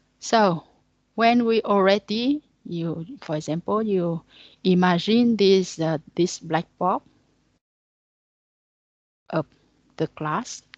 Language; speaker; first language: English; non-native, learner; Vietnamese